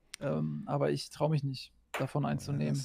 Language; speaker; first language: German; native; German